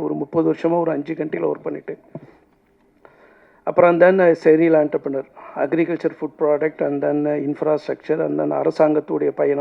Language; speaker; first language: Tamil; native; Tamil